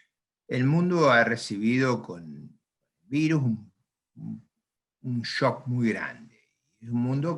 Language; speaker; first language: Spanish; native; Spanish